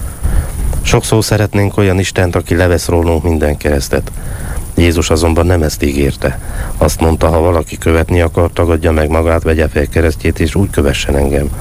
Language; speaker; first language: Hungarian; native; Hungarian